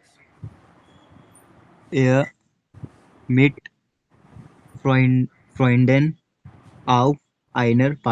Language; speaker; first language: German; non-native, learner; Hindi